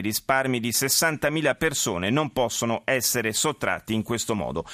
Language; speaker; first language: Italian; native; Italian